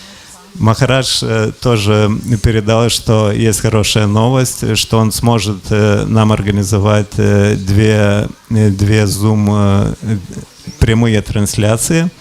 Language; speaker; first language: Russian; non-native, local second language; Lithuanian